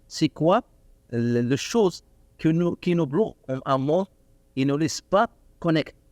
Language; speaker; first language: French; non-native, learner; Arabic